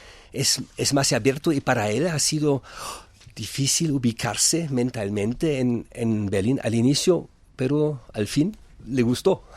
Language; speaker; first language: Spanish; non-native, fluent; German